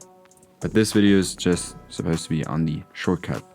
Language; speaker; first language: English; non-native, fluent; German